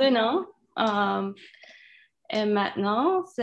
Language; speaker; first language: French; non-native, fluent; Turkish